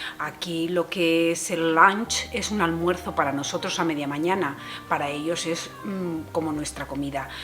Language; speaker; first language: Spanish; native; Spanish